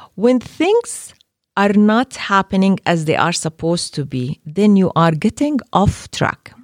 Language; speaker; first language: English; non-native, fluent; Arabic